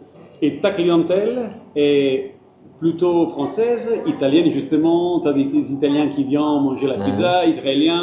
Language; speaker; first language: French; non-native, fluent; Italian